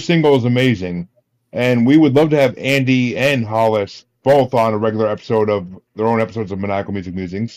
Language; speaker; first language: English; native; English